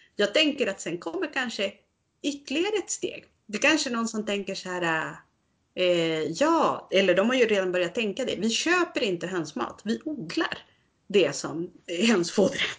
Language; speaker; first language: Swedish; early bilingual, other home language; Spanish